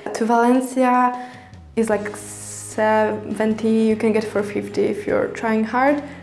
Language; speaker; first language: English; non-native, fluent; Polish